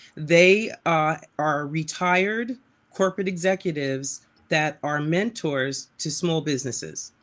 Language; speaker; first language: English; native; English